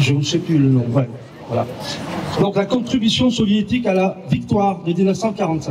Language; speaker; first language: French; native; French